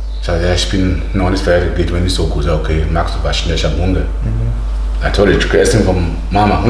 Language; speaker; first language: German; non-native, learner; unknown